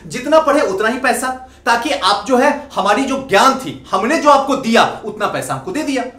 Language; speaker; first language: Hindi; native; Hindi